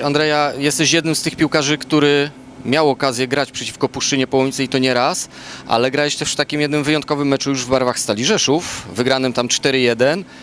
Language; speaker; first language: Polish; native; Polish